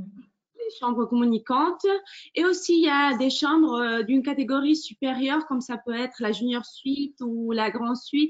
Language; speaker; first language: French; non-native, fluent; Spanish